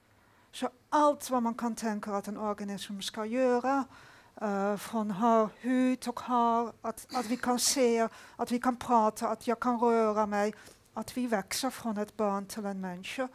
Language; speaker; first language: Swedish; non-native, fluent; Dutch